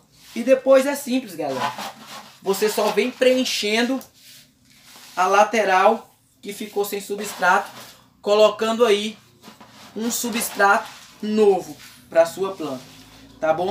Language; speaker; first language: Portuguese; native; Portuguese